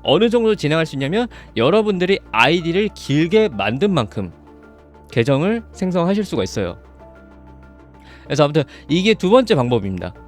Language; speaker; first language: Korean; native; Korean